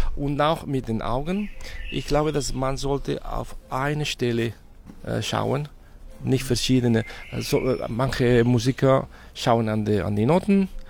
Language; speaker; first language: German; non-native, fluent; Spanish